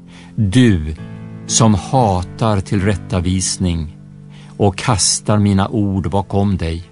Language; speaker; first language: Swedish; native; Swedish